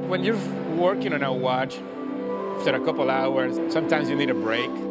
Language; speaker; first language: English; non-native, fluent; Spanish